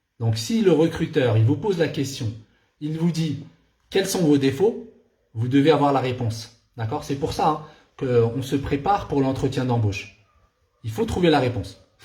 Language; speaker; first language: French; non-native, local second language; Arabic